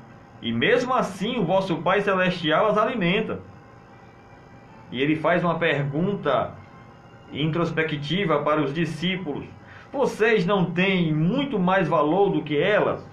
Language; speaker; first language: Portuguese; native; Portuguese